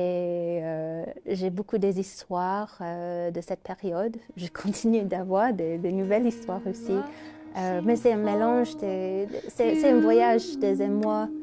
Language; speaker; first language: French; non-native, learner; English